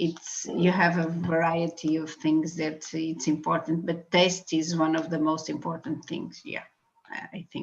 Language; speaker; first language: English; non-native, fluent; Portuguese